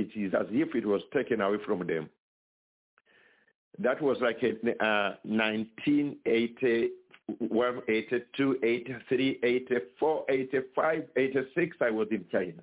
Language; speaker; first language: English; non-native, local second language; Ganda